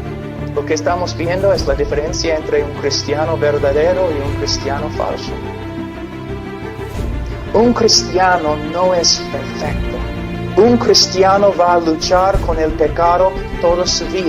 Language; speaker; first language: Spanish; non-native, fluent; English